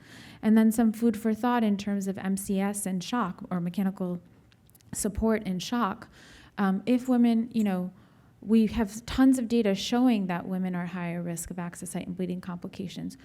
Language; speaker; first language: English; native; English